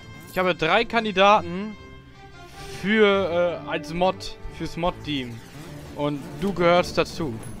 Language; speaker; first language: German; native; German